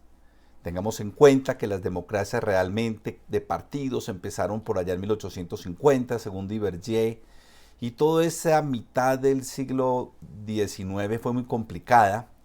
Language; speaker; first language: Spanish; native; Spanish